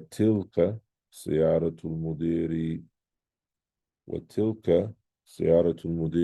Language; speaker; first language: Arabic; non-native, fluent; English